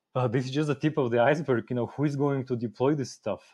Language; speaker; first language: English; non-native, fluent; Bulgarian